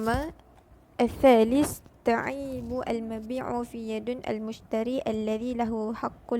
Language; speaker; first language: Arabic; non-native, learner; Malay